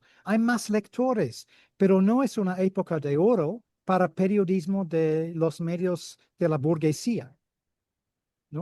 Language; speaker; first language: Spanish; non-native, fluent; English